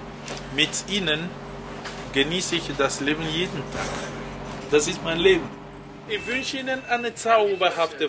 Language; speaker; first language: German; non-native, fluent; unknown